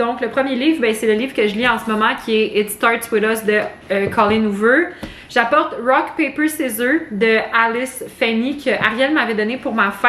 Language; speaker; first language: French; native; French